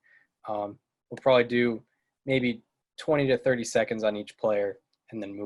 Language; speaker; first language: English; native; English